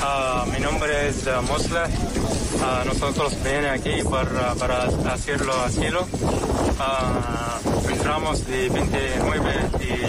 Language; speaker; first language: Spanish; non-native, learner; Arabic